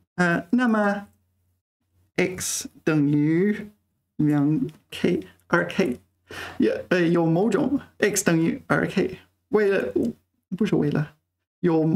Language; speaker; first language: Chinese; non-native, fluent; English